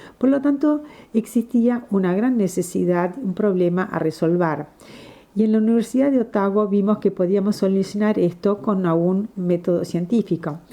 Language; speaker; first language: Spanish; non-native, fluent; English